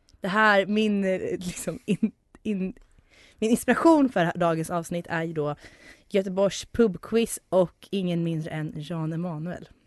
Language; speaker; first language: Swedish; native; Swedish